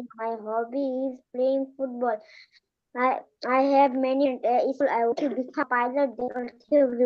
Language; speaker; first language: English; non-native, learner; Bangla